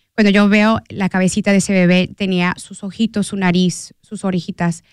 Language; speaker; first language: Spanish; early bilingual, heritage; Spanish